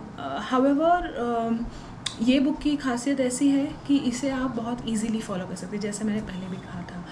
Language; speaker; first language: Hindi; non-native, local second language; Tulu